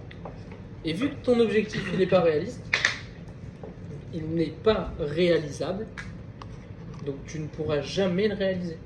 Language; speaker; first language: French; native; French